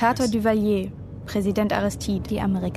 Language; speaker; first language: German; native; German